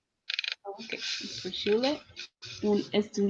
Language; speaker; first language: German; non-native, learner; Spanish